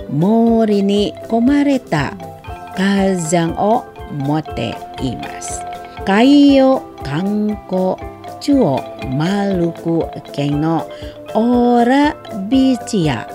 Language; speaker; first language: Japanese; non-native, fluent; Indonesian